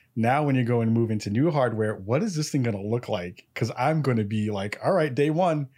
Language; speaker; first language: English; native; English